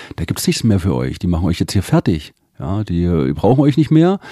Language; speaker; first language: German; native; German